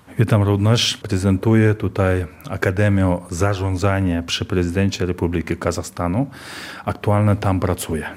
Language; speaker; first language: Polish; non-native, fluent; Kazakh